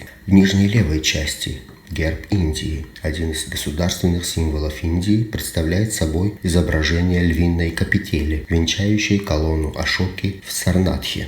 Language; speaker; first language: Russian; native; Russian